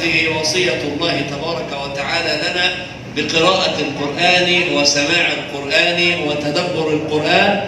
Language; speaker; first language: Arabic; native; Arabic